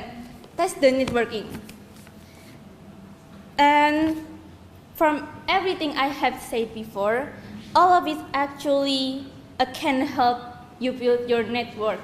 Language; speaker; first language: English; non-native, learner; Indonesian